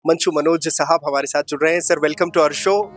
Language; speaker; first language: Hindi; non-native, local second language; Kannada